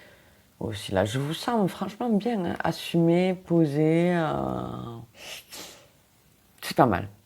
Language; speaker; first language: French; native; French